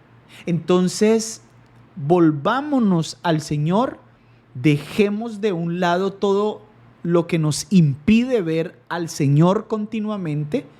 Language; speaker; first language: Spanish; native; Spanish